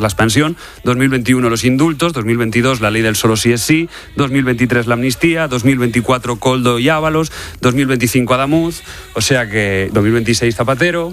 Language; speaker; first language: Spanish; native; Spanish